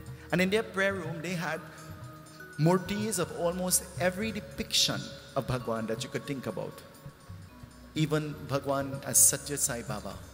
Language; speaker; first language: English; native; English